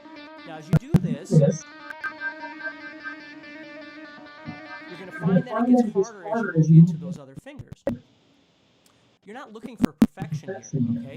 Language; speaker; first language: English; native; English